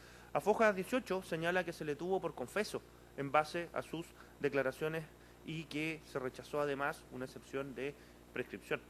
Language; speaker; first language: Spanish; native; Spanish